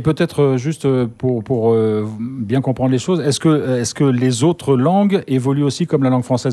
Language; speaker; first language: French; native; French